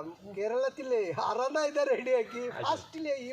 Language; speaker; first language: Malayalam; non-native, learner; Bangla